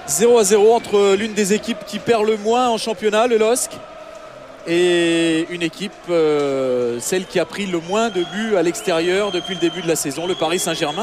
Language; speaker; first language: French; native; French